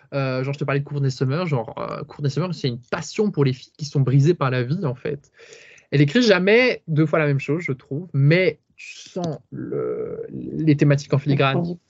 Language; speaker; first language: French; native; French